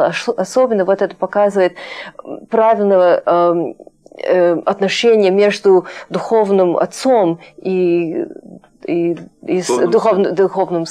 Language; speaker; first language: Russian; non-native, fluent; English